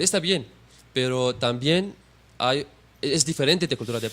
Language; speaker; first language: Spanish; non-native, learner; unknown